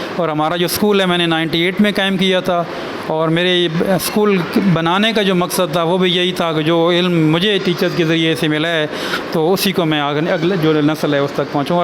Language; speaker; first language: Urdu; non-native, local second language; Punjabi